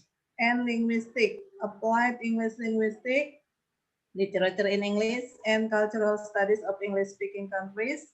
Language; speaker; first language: English; non-native, learner; Indonesian